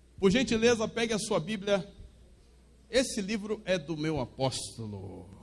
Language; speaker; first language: Portuguese; native; Portuguese